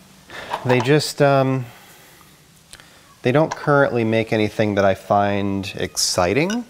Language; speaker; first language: English; native; English